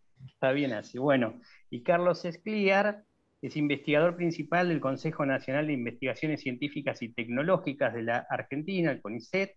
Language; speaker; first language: Spanish; native; Spanish